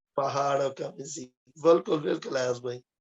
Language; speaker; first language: Hindi; non-native, fluent; Pashto